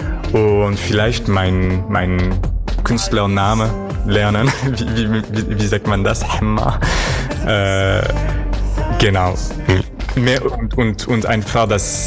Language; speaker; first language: German; non-native, learner; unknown